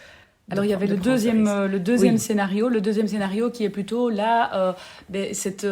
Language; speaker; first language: French; native; French